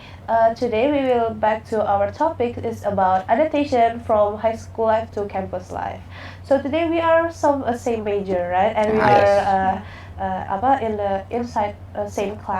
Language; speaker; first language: English; non-native, learner; Indonesian